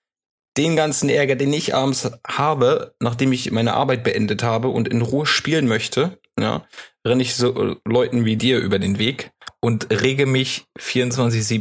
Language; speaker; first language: German; native; German